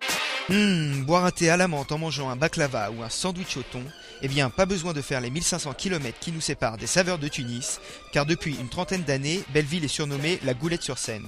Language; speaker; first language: French; native; French